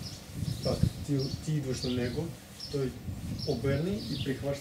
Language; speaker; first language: Bulgarian; non-native, learner; Russian